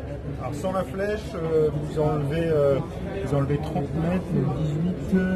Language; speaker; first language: French; native; French